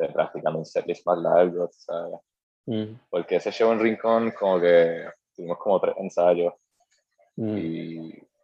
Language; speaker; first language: Spanish; native; Spanish